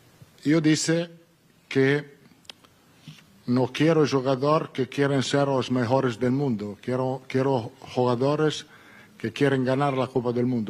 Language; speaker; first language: Spanish; non-native, fluent; Italian